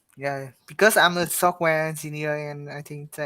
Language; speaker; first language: English; non-native, learner; Vietnamese